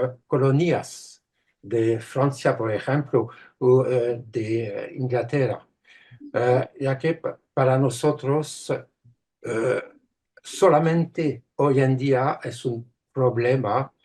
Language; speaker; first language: Spanish; non-native, fluent; French